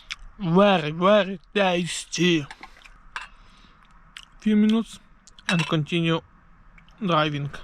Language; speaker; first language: English; non-native, learner; Polish